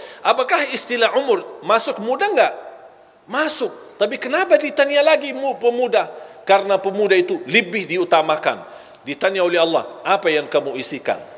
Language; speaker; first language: Malay; non-native, fluent; Arabic